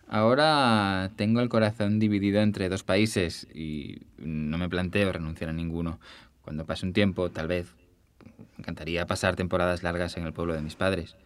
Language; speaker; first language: Spanish; native; Spanish